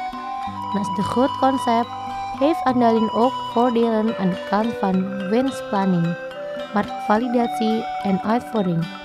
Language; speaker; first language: Dutch; non-native, fluent; Indonesian